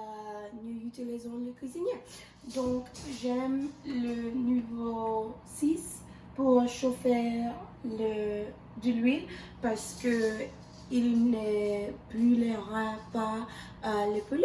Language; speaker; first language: French; non-native, learner; English